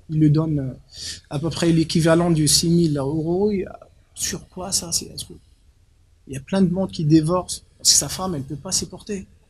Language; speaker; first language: French; non-native, local second language; Arabic